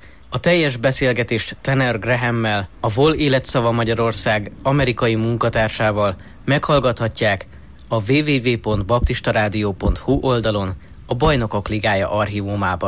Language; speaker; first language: Hungarian; native; Hungarian